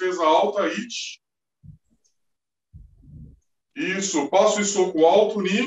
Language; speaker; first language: Portuguese; native; Portuguese